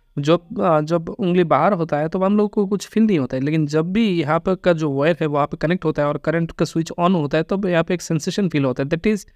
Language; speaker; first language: Hindi; non-native, local second language; Bangla